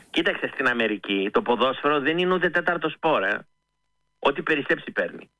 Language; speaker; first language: Greek; early bilingual, heritage; Greek